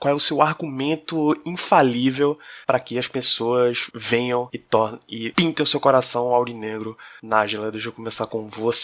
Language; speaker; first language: Portuguese; native; Portuguese